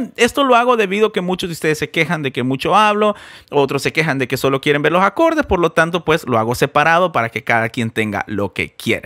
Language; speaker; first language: Spanish; native; Spanish